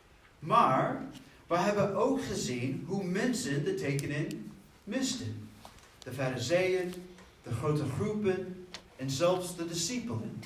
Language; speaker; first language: Dutch; non-native, fluent; English